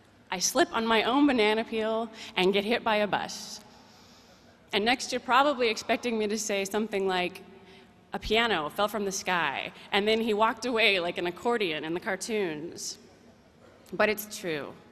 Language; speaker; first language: English; native; English